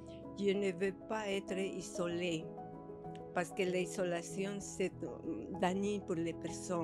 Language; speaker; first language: French; early bilingual, other home language; Spanish